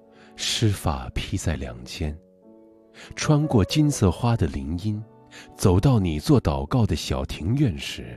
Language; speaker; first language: Chinese; native; Chinese